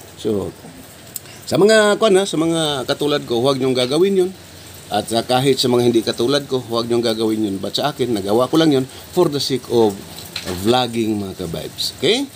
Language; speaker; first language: Filipino; non-native, local second language; Cebuano